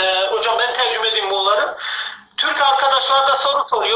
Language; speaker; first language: Turkish; non-native, fluent; Persian